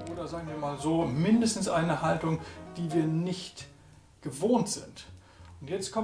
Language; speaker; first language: German; native; German